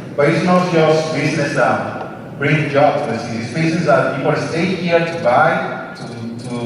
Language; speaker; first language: English; non-native, learner; Spanish